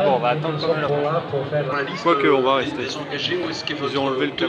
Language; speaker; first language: French; native; French